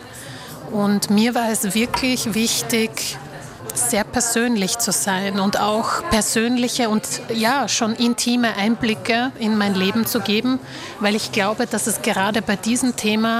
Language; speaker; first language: German; early bilingual, other home language; Slovak